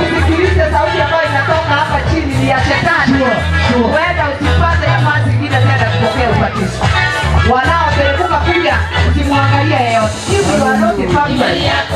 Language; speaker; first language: Swahili; non-native, local second language; Gusii